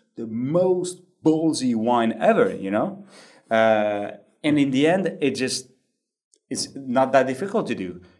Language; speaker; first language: English; non-native, fluent; French